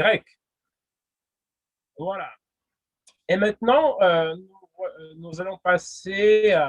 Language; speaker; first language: French; non-native, fluent; Russian